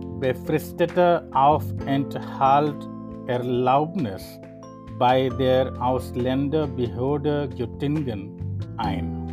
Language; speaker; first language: German; non-native, fluent; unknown